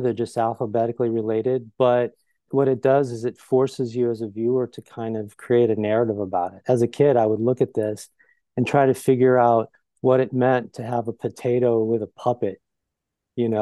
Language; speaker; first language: English; native; English